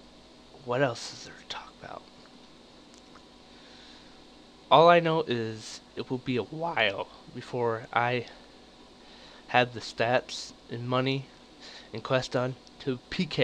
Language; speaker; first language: English; native; English